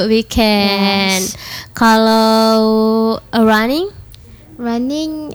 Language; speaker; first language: English; non-native, learner; Indonesian